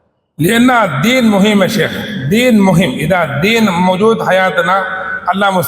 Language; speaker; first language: Arabic; non-native, learner; Indonesian